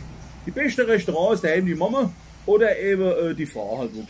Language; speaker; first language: German; native; German